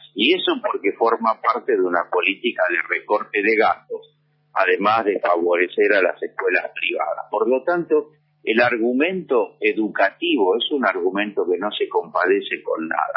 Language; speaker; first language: Spanish; native; Spanish